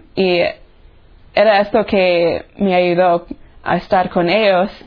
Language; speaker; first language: Spanish; non-native, fluent; English